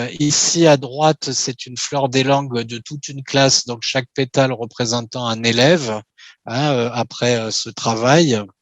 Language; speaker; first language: French; native; French